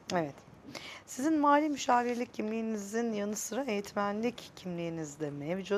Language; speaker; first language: Turkish; native; Turkish